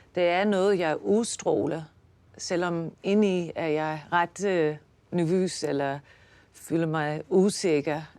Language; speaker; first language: Danish; non-native, fluent; English